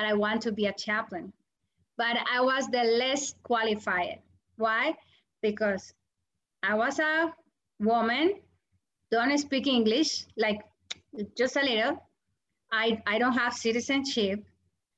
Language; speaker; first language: English; non-native, learner; Spanish